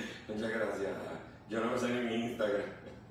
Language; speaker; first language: Spanish; native; Spanish